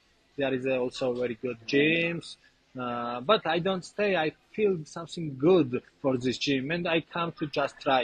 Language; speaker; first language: English; non-native, learner; Georgian